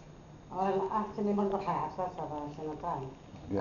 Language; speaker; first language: Hebrew; non-native, learner; Arabic